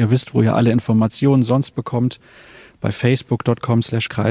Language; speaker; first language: German; native; German